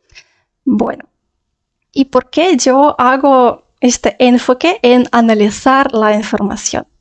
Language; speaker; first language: Spanish; non-native, fluent; Russian